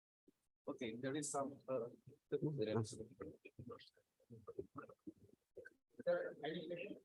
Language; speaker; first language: English; non-native, learner; Indonesian